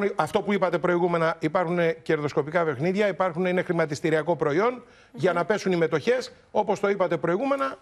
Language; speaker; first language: Greek; native; Greek